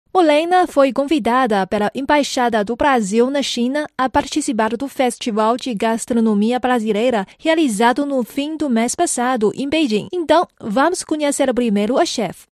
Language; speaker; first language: Portuguese; non-native, fluent; Chinese